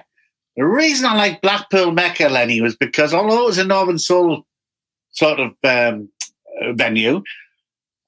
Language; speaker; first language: English; native; English